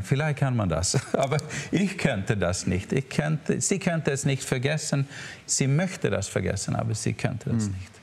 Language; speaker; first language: German; non-native, learner; Swedish